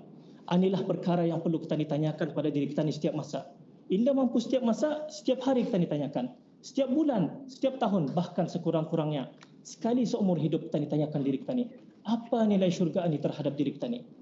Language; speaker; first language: Malay; native; Malay